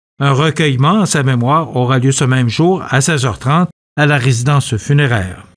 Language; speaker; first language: French; native; French